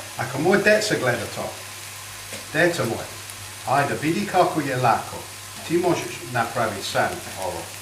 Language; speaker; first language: Bosnian; non-native, learner; English